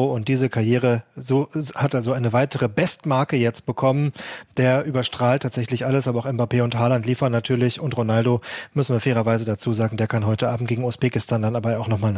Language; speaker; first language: German; native; German